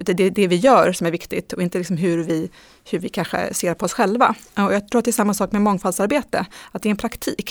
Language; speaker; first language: Swedish; native; Swedish